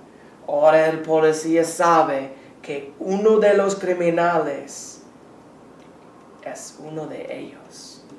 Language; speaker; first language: Spanish; non-native, fluent; English